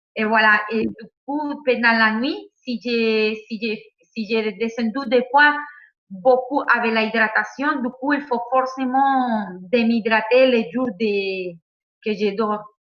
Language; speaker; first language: French; non-native, fluent; Spanish